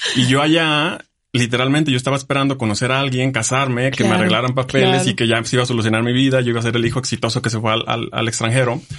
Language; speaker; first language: Spanish; native; Spanish